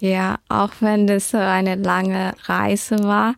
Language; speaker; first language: German; early bilingual, heritage; German